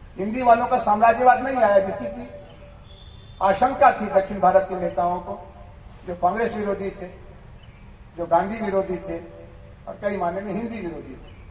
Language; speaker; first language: Hindi; non-native, local second language; Bhojpuri